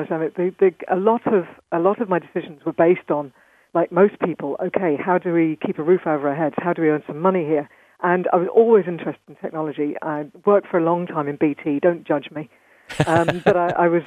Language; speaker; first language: English; native; English